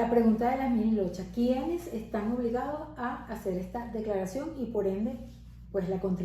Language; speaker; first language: Spanish; native; Spanish